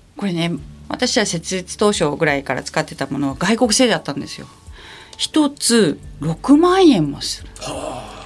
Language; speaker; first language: Japanese; native; Japanese